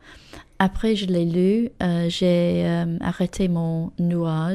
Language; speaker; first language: French; non-native, fluent; English